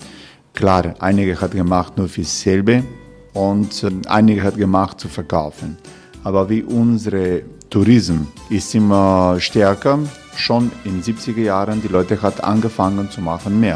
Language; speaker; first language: German; non-native, fluent; Croatian